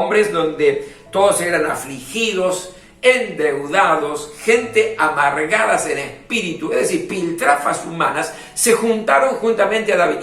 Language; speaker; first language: Spanish; native; Spanish